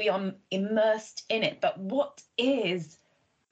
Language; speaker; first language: English; native; English